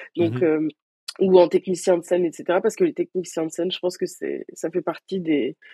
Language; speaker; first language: French; native; French